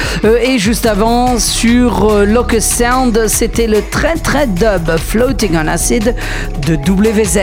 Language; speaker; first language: French; native; French